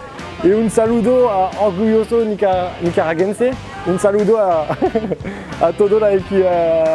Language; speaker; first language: Spanish; non-native, learner; French